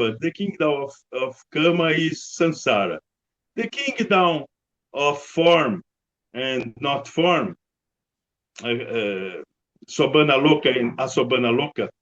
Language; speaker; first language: English; non-native, learner; Portuguese